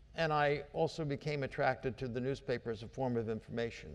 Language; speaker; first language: English; native; English